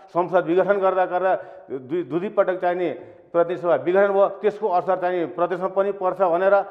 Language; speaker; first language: Nepali; native; Nepali